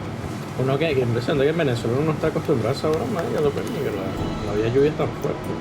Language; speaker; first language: Spanish; native; Spanish